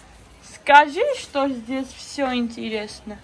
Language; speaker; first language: Russian; non-native, learner; Armenian